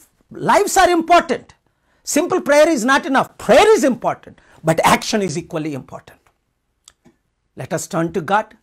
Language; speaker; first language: English; non-native, local second language; Telugu